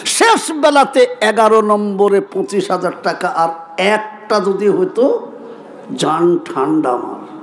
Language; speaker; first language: Bangla; native; Bangla